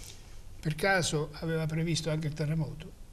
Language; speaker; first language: Italian; native; Italian